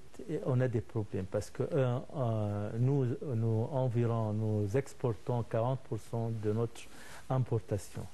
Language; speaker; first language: French; non-native, fluent; Arabic